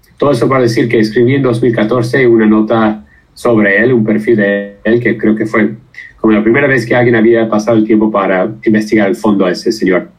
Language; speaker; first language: Spanish; non-native, fluent; English